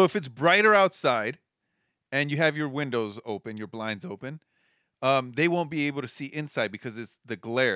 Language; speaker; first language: English; early bilingual, other home language; Spanish